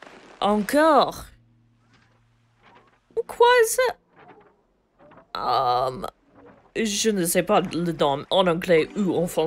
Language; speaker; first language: French; non-native, learner; English